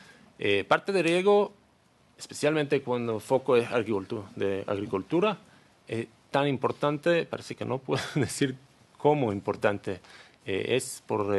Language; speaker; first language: Spanish; non-native, learner; Hebrew